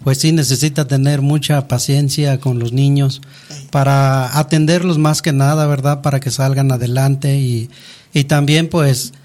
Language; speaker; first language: Spanish; non-native, local second language; Nahuatl languages